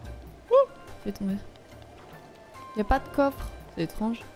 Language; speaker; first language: French; native; French